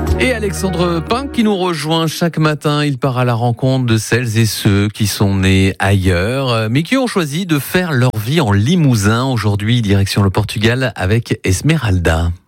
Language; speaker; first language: French; native; French